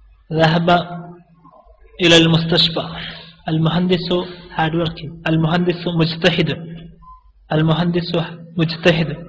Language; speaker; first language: Arabic; non-native, fluent; Malayalam